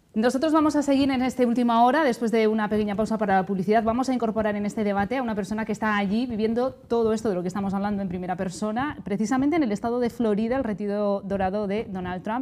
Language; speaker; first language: Spanish; native; Spanish